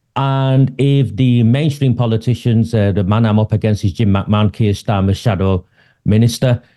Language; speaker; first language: English; native; English